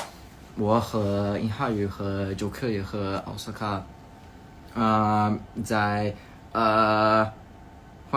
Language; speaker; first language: Chinese; non-native, learner; English